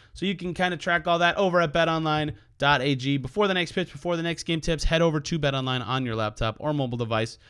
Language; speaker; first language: English; native; English